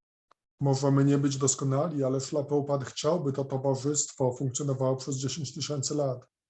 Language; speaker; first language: Polish; native; Polish